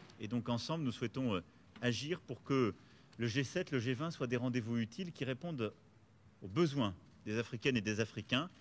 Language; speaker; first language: French; native; French